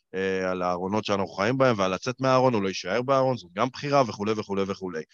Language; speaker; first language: Hebrew; native; Hebrew